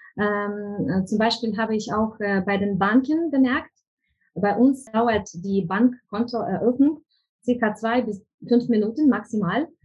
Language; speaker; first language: German; non-native, fluent; Ukrainian